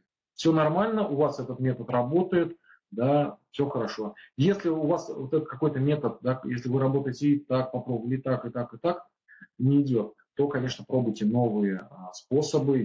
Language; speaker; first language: Russian; native; Russian